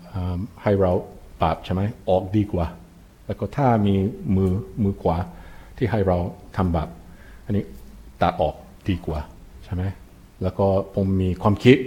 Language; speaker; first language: Thai; non-native, fluent; English